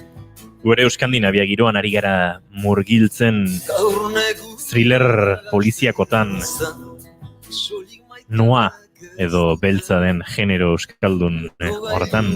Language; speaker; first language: Basque; native; Basque